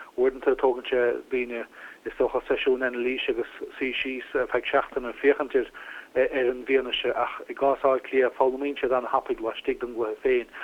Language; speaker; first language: Irish; native; Irish